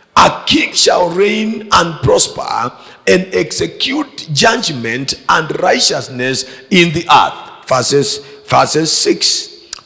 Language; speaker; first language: English; non-native, local second language; Swahili